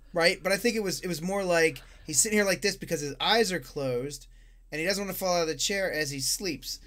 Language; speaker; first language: English; native; English